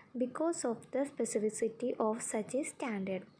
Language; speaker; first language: English; non-native, local second language; Malayalam